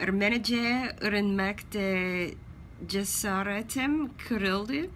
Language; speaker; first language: Turkish; non-native, learner; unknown